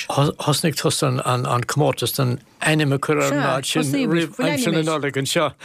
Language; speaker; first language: Irish; native; Irish